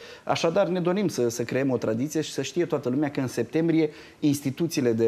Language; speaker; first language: Romanian; native; Romanian